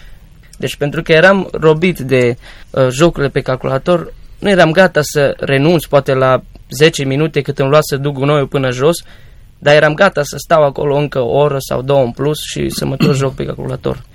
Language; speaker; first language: Romanian; native; Romanian